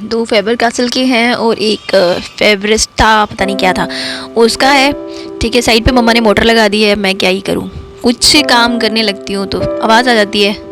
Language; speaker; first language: Hindi; non-native, local second language; Dogri